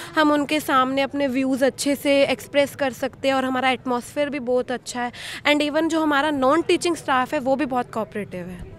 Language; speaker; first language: Hindi; native; Hindi